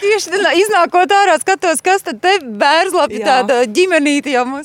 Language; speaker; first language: Latvian; native; Latvian